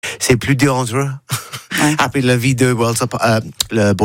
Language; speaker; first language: French; non-native, learner; English